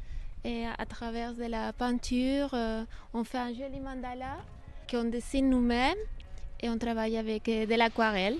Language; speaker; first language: French; non-native, fluent; Spanish